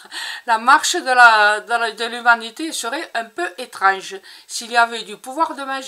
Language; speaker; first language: French; native; French